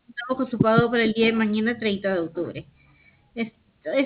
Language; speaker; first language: Spanish; native; Spanish